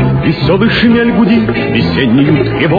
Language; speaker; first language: Russian; native; Russian